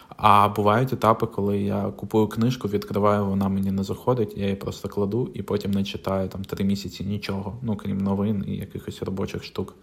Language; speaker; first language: Ukrainian; non-native, local second language; Russian